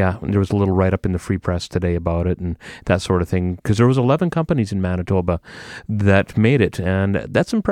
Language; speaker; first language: English; native; English